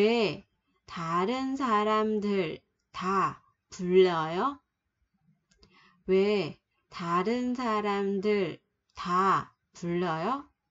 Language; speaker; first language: Korean; non-native, fluent; Vietnamese